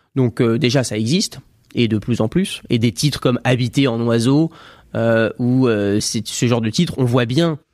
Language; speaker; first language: French; native; French